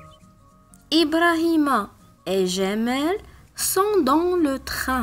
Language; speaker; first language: French; non-native, local second language; Arabic